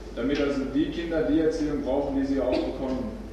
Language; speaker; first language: German; native; German